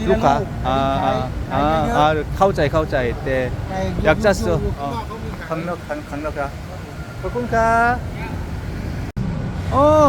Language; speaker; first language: Thai; non-native, learner; Korean